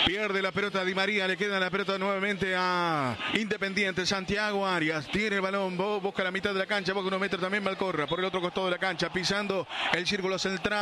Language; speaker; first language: Spanish; native; Spanish